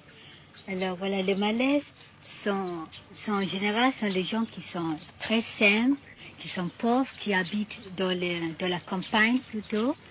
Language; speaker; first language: French; non-native, fluent; Malay